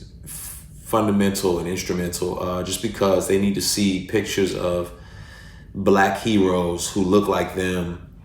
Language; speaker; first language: English; native; English